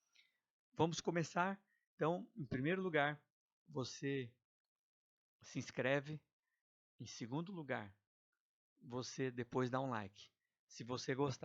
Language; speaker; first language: Portuguese; native; Portuguese